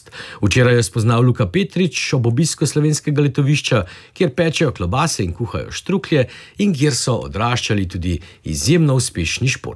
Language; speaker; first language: Slovenian; native; Slovenian